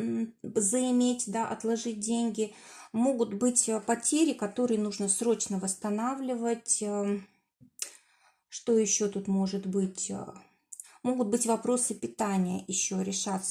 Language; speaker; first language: Russian; native; Russian